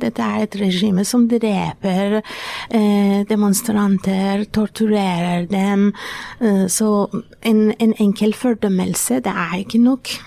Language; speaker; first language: Norwegian; non-native, fluent; Persian